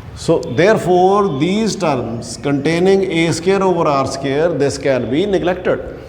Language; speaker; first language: English; non-native, local second language; Punjabi